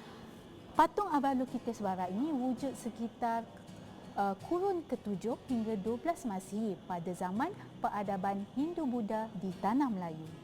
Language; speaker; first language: Malay; native; Malay